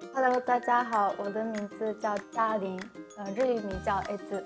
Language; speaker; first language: Chinese; early bilingual, heritage; Chinese